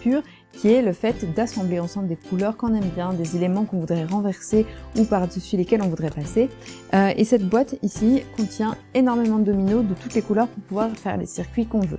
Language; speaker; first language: French; native; French